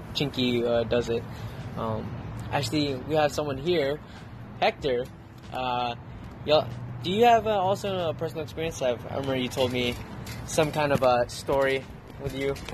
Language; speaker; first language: English; early bilingual, other home language; Spanish